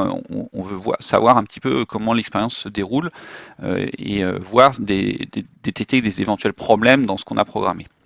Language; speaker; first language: French; native; French